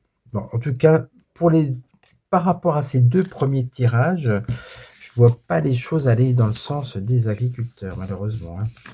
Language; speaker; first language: French; native; French